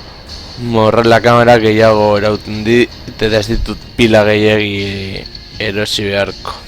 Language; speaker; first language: Basque; non-native, local second language; Spanish